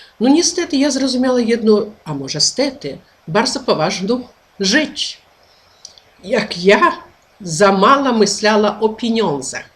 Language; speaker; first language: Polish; non-native, learner; Ukrainian